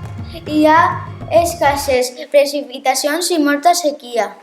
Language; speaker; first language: Catalan; non-native, local second language; Spanish